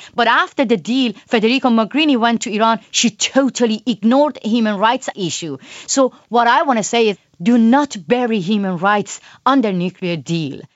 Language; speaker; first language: English; non-native, fluent; Persian